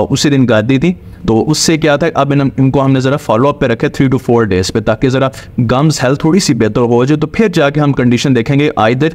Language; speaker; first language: Urdu; native; Urdu